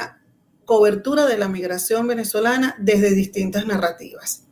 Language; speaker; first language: Spanish; native; Spanish